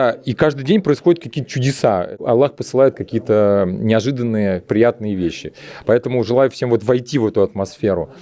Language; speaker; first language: Russian; native; Russian